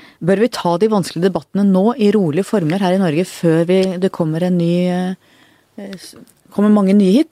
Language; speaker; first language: Norwegian; native; Norwegian